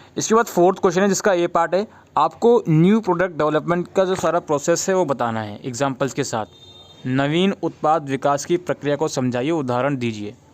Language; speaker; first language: Hindi; native; Hindi